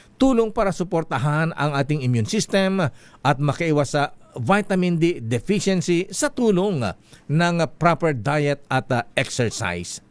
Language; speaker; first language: Filipino; non-native, local second language; Iloko